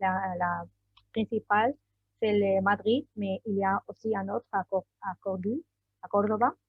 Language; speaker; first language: French; non-native, learner; Spanish